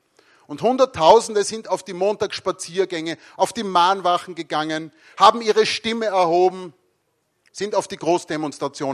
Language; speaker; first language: German; native; German